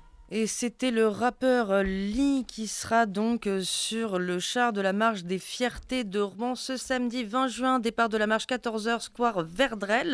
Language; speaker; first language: French; native; French